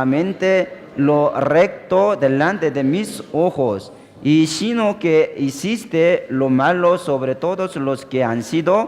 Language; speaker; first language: Spanish; non-native, fluent; Korean